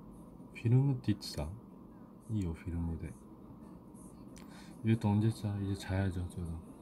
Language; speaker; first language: Korean; non-native, fluent; Japanese